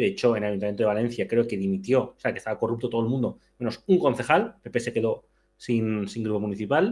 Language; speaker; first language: Spanish; native; Spanish